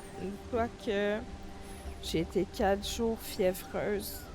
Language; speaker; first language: French; native; French